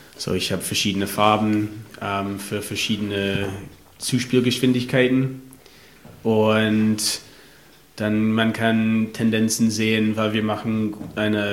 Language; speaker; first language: German; non-native, fluent; English